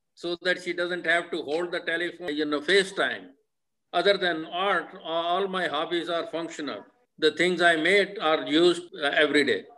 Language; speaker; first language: English; non-native, local second language; Punjabi